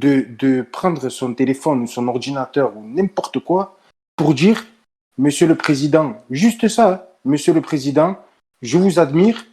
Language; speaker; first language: French; native; French